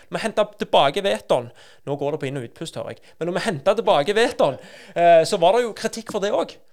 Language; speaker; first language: Norwegian; native; Norwegian